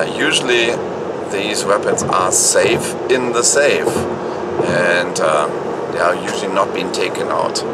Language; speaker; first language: English; non-native, fluent; German